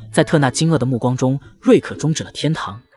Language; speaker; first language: Chinese; native; Chinese